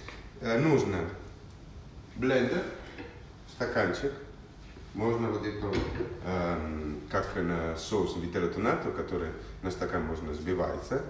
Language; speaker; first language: Russian; non-native, learner; Italian